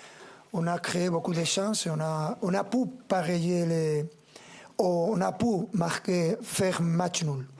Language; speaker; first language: French; non-native, fluent; Spanish